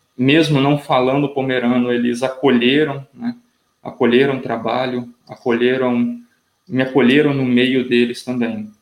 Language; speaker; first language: Portuguese; native; Portuguese